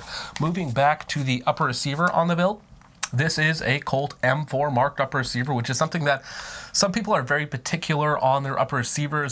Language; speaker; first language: English; native; English